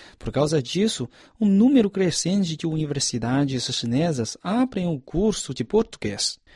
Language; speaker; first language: Portuguese; non-native, fluent; Chinese